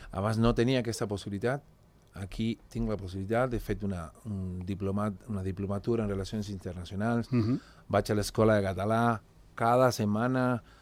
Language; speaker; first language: Catalan; non-native, fluent; Spanish